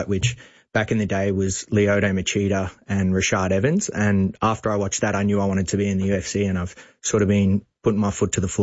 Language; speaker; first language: English; native; English